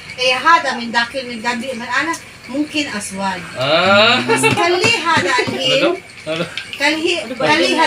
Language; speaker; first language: Arabic; non-native, learner; Filipino